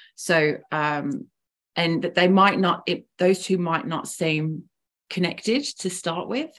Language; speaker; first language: English; native; English